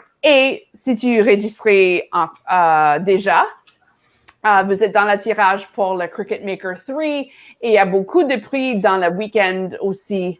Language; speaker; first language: French; non-native, learner; English